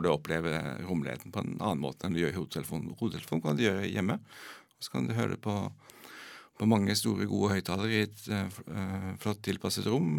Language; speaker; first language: Norwegian; native; Norwegian